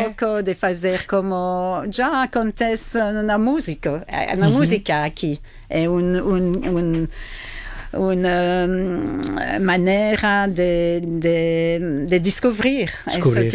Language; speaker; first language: Portuguese; non-native, fluent; French